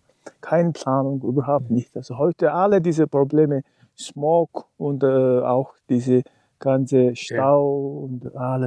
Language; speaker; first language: German; non-native, learner; Mongolian